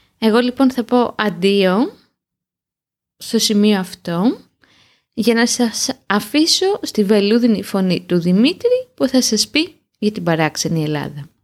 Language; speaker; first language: Greek; native; Greek